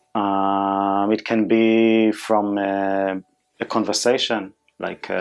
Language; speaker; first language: English; non-native, fluent; Hebrew